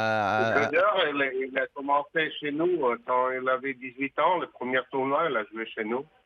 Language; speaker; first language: French; non-native, fluent; Russian